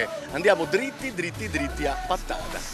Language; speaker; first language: Italian; native; Italian